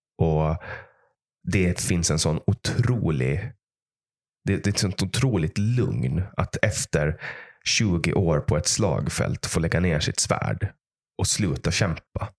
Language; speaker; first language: Swedish; native; Swedish